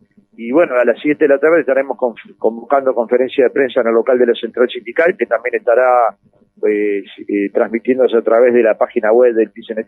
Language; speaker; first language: Spanish; native; Spanish